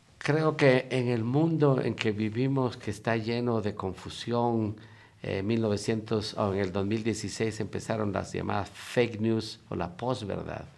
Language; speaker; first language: Spanish; native; Spanish